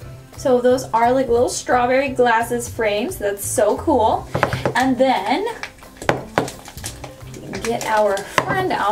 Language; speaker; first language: English; native; English